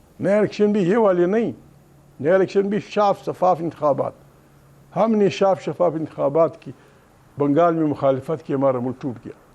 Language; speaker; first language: Urdu; non-native, local second language; Pashto